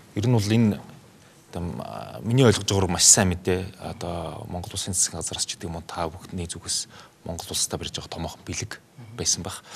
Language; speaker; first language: Mongolian; native; Mongolian